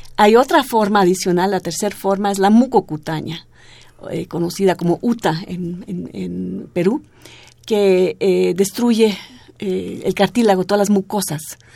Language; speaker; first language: Spanish; non-native, fluent; German